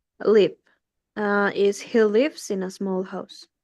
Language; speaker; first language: English; non-native, learner; Spanish